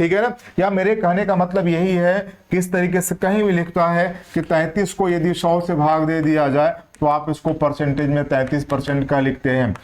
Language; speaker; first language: Hindi; native; Hindi